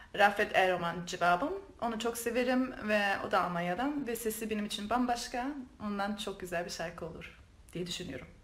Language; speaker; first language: Turkish; early bilingual, heritage; Turkish